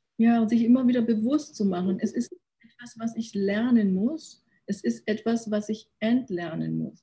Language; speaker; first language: German; early bilingual, other home language; Korean